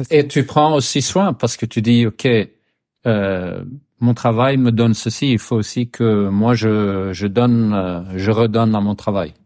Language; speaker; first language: French; non-native, fluent; Swedish